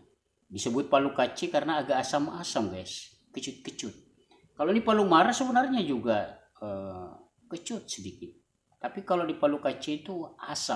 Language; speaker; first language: Indonesian; non-native, local second language; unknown